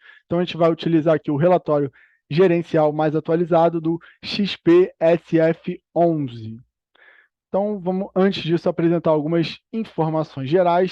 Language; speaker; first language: Portuguese; native; Portuguese